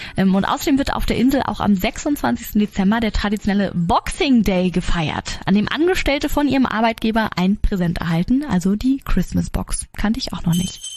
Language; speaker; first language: German; native; German